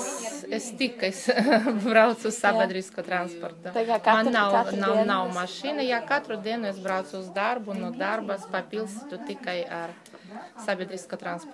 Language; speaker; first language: Latvian; non-native, local second language; Russian